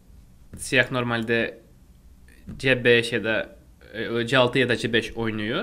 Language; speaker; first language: Turkish; non-native, fluent; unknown